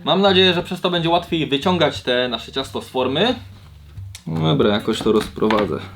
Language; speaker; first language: Polish; native; Polish